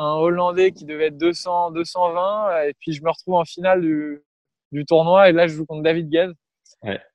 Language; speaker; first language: French; native; French